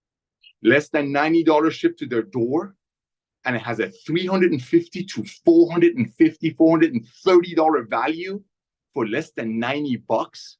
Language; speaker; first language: English; native; English